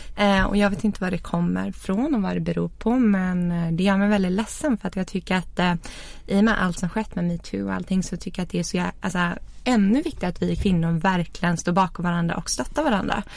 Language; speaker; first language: Swedish; native; Swedish